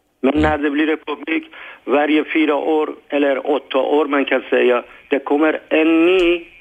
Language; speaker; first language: Swedish; non-native, fluent; Persian